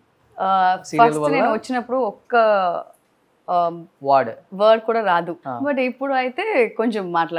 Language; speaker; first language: Telugu; non-native, learner; Tamil